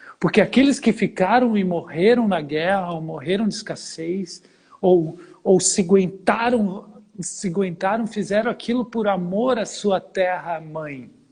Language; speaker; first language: Portuguese; native; Portuguese